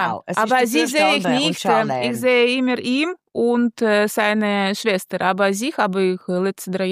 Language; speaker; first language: German; non-native, fluent; Russian